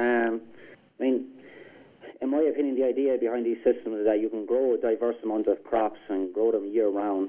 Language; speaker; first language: English; native; English